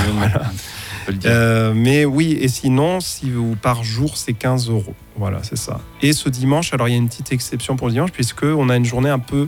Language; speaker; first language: French; native; French